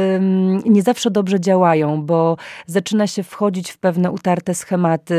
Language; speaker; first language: Polish; native; Polish